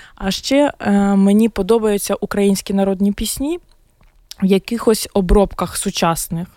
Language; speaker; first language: Ukrainian; non-native, local second language; Russian